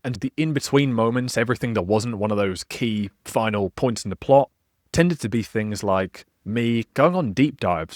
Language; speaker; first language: English; native; English